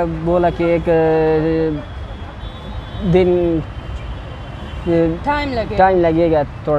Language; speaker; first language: Hindi; non-native, learner; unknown